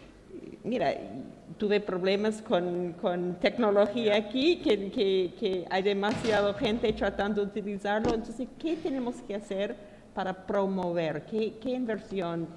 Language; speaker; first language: Spanish; non-native, fluent; English